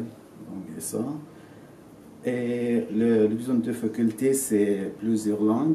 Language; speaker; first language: French; non-native, learner; Arabic